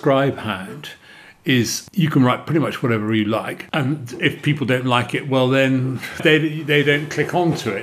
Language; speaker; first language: English; native; English